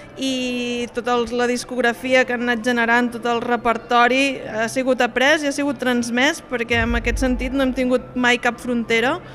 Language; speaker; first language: Catalan; native; Catalan